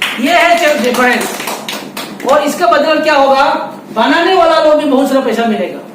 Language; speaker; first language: Hindi; non-native, local second language; Bangla